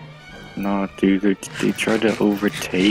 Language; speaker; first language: English; native; English